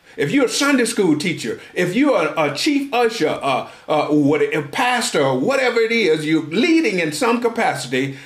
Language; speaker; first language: English; native; English